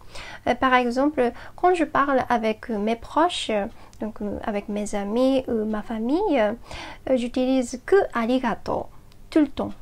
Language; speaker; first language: French; non-native, fluent; Japanese